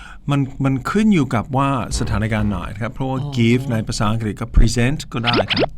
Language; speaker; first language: Thai; non-native, fluent; English